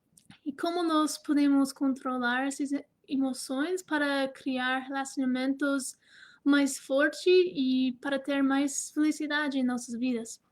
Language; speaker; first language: Portuguese; non-native, fluent; English